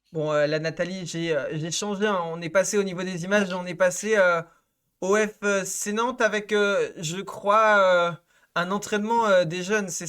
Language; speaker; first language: French; native; French